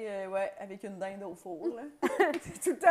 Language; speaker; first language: French; native; French